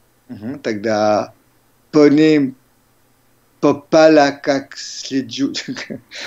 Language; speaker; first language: Russian; non-native, learner; French